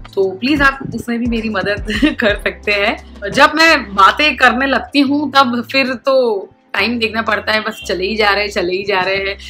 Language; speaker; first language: Hindi; non-native, local second language; Gujarati